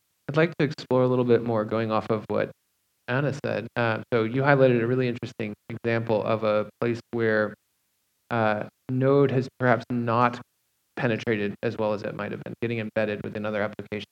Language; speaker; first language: English; native; English